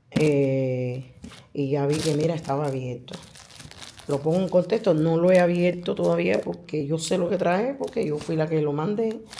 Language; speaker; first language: Spanish; native; Spanish